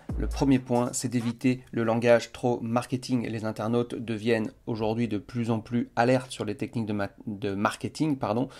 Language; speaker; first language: French; native; French